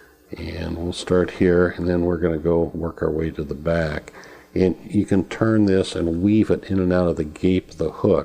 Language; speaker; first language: English; native; English